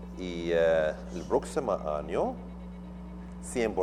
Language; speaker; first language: Spanish; non-native, learner; Arabic